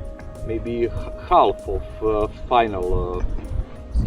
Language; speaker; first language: English; non-native, learner; Serbian